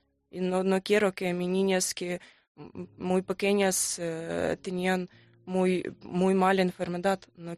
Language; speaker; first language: Spanish; non-native, learner; Ukrainian